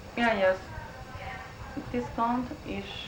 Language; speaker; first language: English; non-native, learner; Chinese